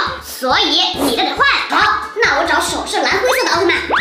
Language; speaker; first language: Chinese; native; Chinese